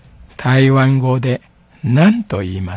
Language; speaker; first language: Japanese; non-native, fluent; Min Nan Chinese